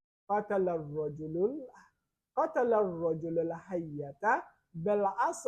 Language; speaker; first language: Arabic; non-native, fluent; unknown